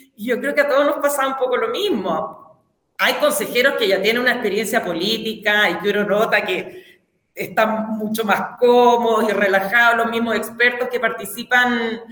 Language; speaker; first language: Spanish; native; Spanish